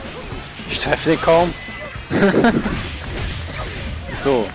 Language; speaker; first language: German; native; German